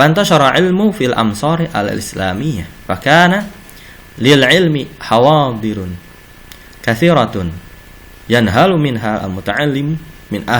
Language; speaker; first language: Arabic; non-native, fluent; Indonesian